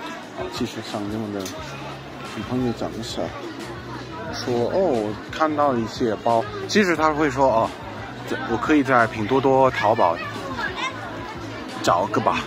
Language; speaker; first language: Chinese; non-native, learner; English